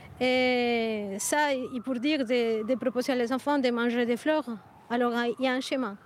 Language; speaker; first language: French; non-native, fluent; Spanish